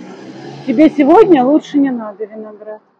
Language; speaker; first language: Russian; native; Russian